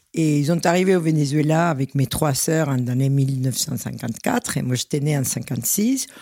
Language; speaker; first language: French; non-native, fluent; Spanish